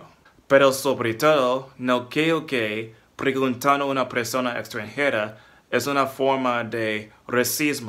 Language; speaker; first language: Spanish; non-native, fluent; English